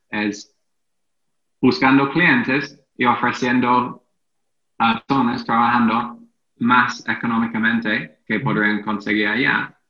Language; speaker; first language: Spanish; non-native, fluent; English